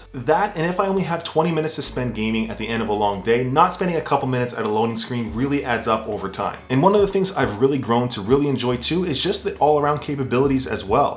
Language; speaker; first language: English; native; English